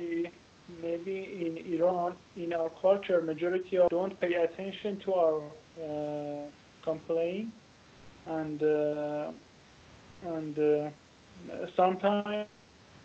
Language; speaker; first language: English; non-native, learner; Persian